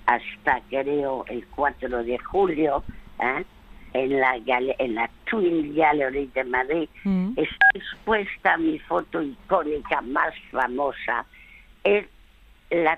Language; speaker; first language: Spanish; early bilingual, other home language; French